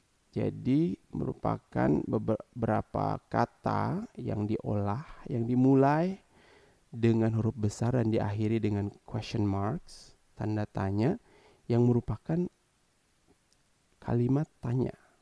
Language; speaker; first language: Indonesian; native; Indonesian